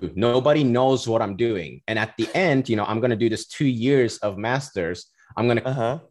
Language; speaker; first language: English; non-native, fluent; Turkish